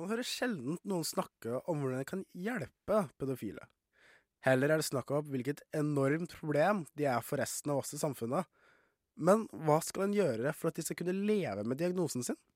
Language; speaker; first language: Norwegian; native; Norwegian